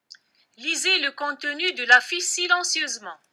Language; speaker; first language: French; non-native, local second language; Arabic